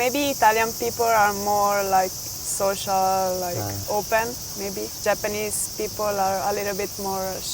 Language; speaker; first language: English; non-native, fluent; Italian